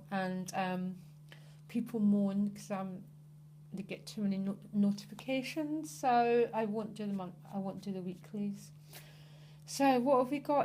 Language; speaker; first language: English; native; English